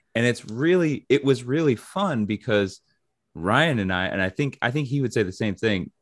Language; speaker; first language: English; native; English